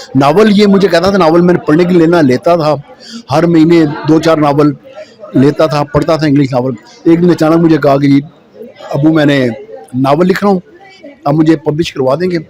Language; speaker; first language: Urdu; non-native, local second language; Punjabi